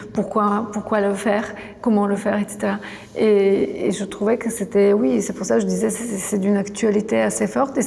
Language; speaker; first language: French; non-native, fluent; Bulgarian